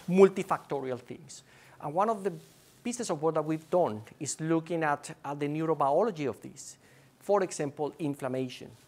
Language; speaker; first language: English; non-native, fluent; Spanish